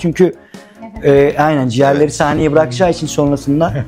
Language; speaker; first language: Turkish; native; Turkish